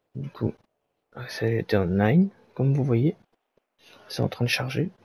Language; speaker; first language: French; native; French